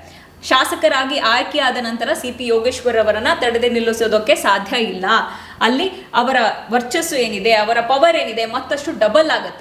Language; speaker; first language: Kannada; native; Kannada